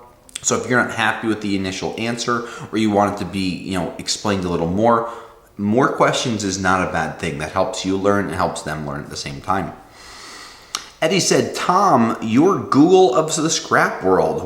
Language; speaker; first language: English; native; English